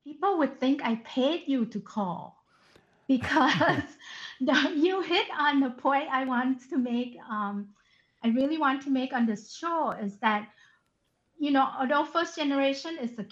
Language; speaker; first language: English; non-native, fluent; Thai